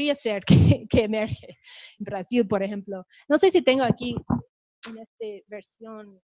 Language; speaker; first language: Spanish; non-native, fluent; English